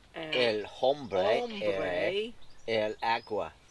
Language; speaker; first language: Spanish; non-native, learner; English